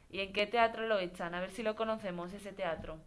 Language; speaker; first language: Spanish; native; Spanish